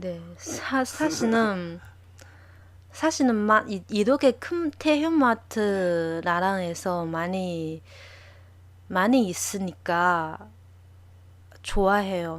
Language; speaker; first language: Korean; non-native, learner; Chinese